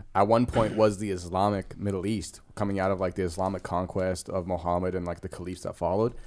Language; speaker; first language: English; native; English